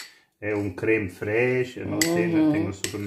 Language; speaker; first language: Portuguese; non-native, fluent; German